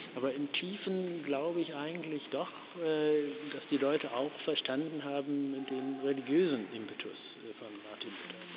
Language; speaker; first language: German; native; German